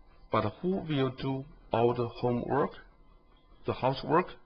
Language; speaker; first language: English; non-native, fluent; Chinese